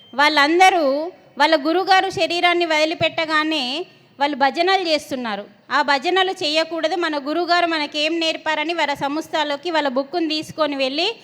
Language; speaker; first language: Telugu; native; Telugu